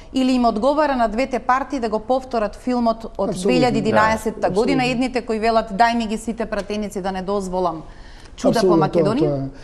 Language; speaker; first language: Macedonian; native; Macedonian